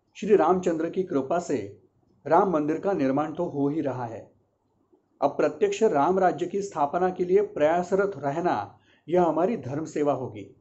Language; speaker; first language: Hindi; non-native, local second language; Marathi